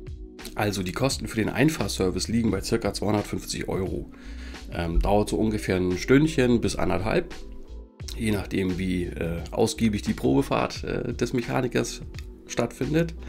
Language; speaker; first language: German; native; German